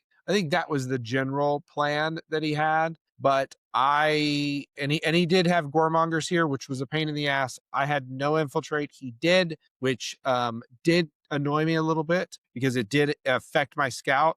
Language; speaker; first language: English; native; English